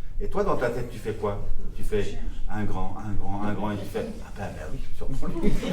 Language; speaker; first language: French; non-native, local second language; Armenian